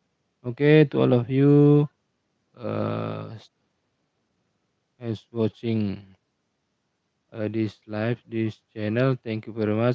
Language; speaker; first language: English; non-native, learner; Indonesian